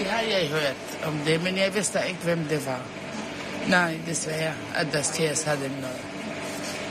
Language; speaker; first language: Danish; non-native, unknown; Arabic